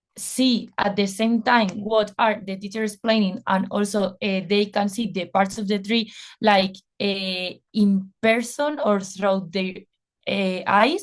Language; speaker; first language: English; non-native, fluent; Spanish